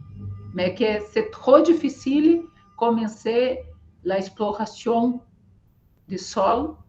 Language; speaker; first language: French; non-native, learner; Portuguese